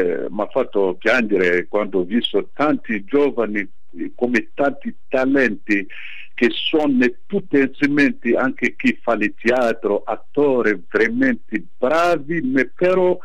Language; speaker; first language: Italian; non-native, fluent; Bambara